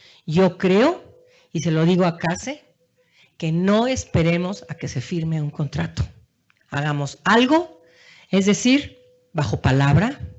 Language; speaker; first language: Spanish; native; Spanish